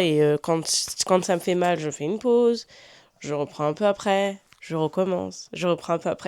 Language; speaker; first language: French; native; French